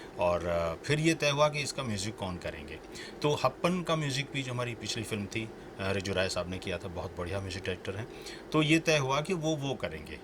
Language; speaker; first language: Hindi; native; Hindi